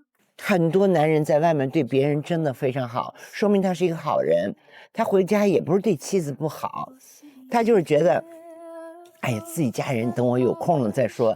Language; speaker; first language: Chinese; native; Chinese